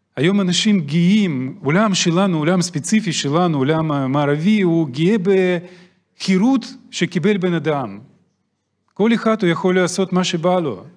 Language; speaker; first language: Hebrew; non-native, fluent; Russian